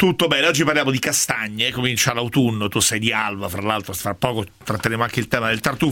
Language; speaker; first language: Italian; native; Italian